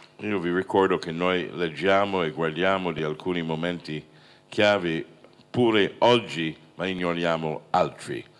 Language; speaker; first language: Italian; non-native, fluent; English